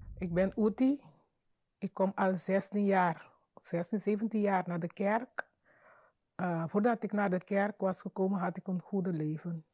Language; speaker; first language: Dutch; non-native, learner; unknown